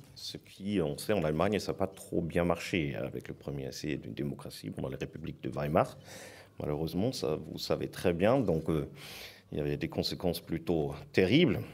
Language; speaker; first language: French; non-native, fluent; German